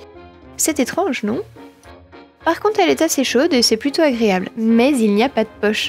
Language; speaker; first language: French; native; French